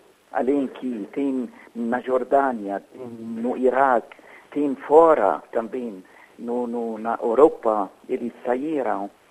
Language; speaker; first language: Portuguese; non-native, fluent; Arabic